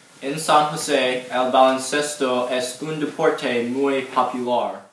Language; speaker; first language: Spanish; non-native, learner; English